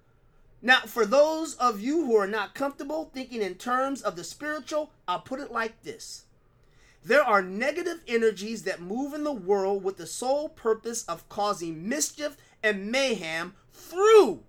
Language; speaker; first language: English; native; English